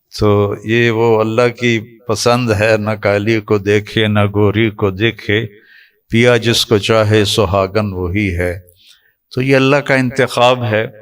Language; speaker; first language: Urdu; non-native, local second language; Punjabi